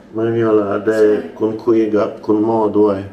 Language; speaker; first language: Thai; non-native, learner; English